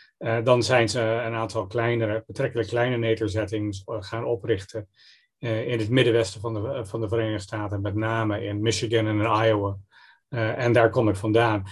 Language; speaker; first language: Dutch; non-native, fluent; English